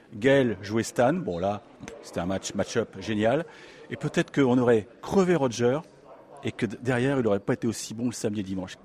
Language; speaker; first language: French; native; French